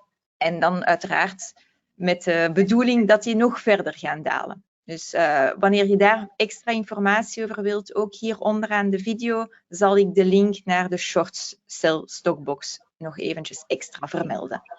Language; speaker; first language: Dutch; native; Dutch